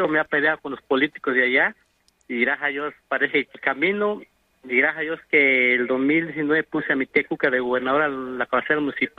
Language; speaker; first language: Spanish; non-native, local second language; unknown